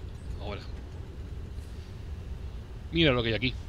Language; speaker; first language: Spanish; native; Spanish